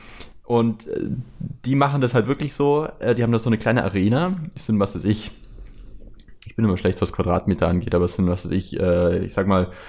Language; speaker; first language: German; native; German